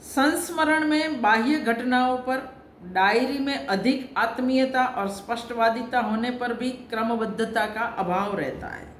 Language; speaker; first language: Hindi; non-native, local second language; Gujarati